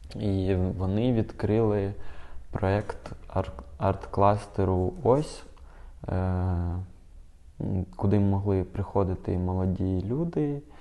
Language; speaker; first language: Ukrainian; non-native, local second language; Russian